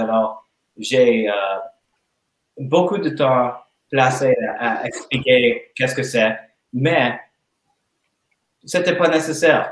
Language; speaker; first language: French; non-native, learner; English